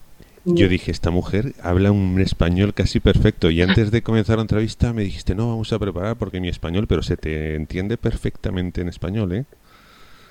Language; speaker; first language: Spanish; native; Spanish